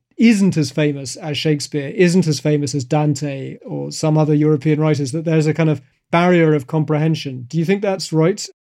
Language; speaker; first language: English; native; English